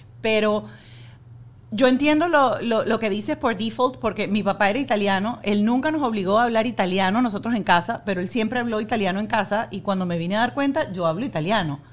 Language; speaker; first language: Spanish; native; Spanish